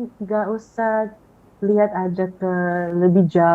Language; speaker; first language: Indonesian; non-native, fluent; Filipino